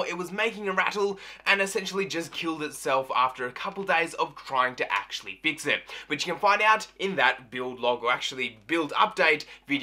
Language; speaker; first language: English; native; English